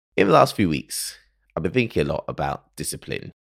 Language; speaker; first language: English; early bilingual, other home language; Akan